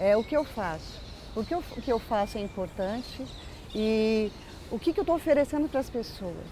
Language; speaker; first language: Portuguese; native; Portuguese